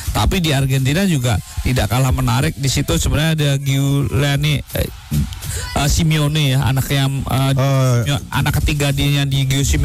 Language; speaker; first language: Indonesian; native; Indonesian